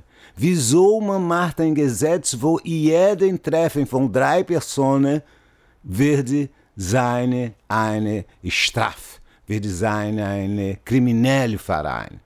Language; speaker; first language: German; non-native, learner; Portuguese